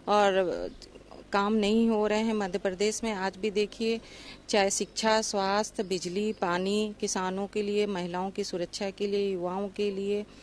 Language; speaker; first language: Hindi; native; Hindi